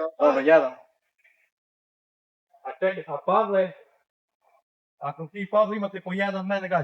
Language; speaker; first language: Croatian; native; Croatian